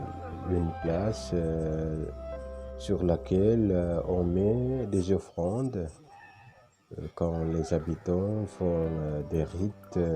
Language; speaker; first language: French; non-native, fluent; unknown